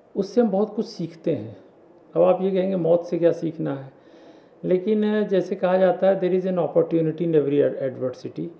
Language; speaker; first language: Hindi; native; Hindi